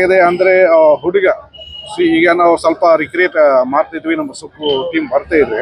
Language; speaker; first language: Kannada; non-native, fluent; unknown